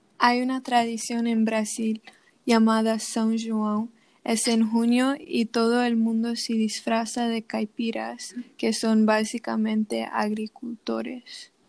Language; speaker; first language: Spanish; non-native, learner; Portuguese